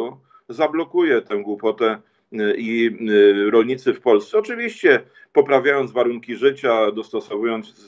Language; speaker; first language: Polish; native; Polish